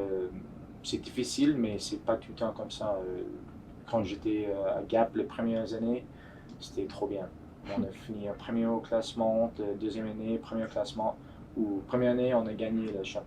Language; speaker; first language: French; non-native, fluent; English